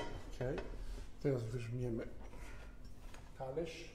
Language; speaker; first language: Polish; non-native, fluent; Italian